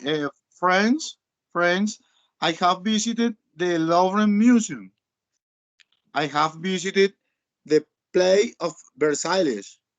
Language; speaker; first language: English; non-native, learner; Spanish